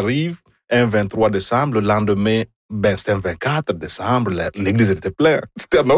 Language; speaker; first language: French; non-native, fluent; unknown